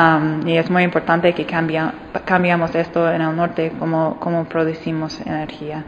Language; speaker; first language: Spanish; non-native, fluent; English